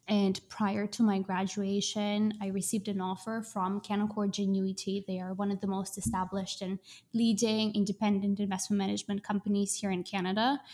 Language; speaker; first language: English; non-native, fluent; Russian